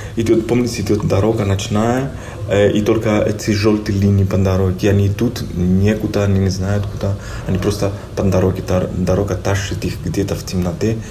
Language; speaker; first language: Russian; non-native, fluent; Greek